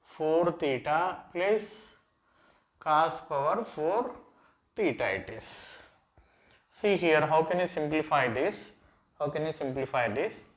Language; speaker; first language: English; non-native, local second language; Telugu